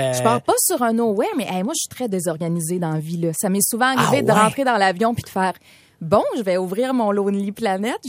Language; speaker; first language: French; native; French